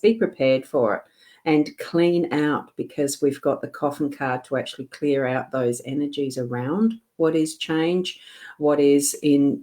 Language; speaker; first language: English; native; English